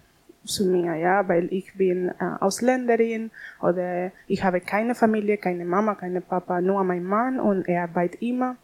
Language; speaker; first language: German; non-native, learner; Spanish